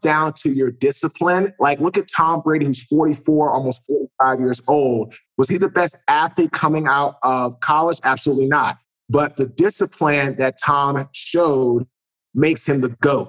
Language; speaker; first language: English; native; English